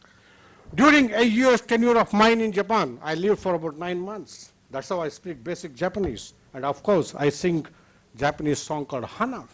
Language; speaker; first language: English; non-native, local second language; Kannada